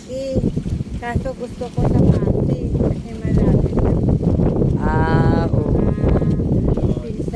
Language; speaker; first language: Filipino; non-native, local second language; Hiligaynon